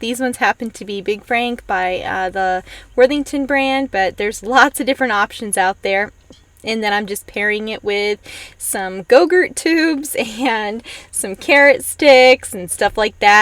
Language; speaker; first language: English; native; English